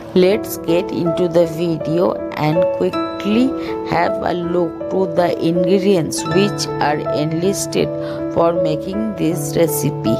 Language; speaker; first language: English; non-native, local second language; Bangla